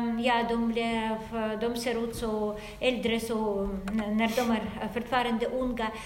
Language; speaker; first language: Swedish; non-native, fluent; Russian